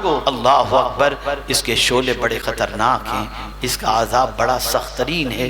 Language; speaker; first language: Urdu; native; Urdu